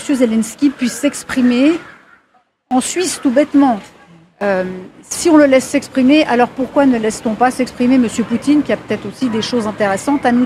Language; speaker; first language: French; native; French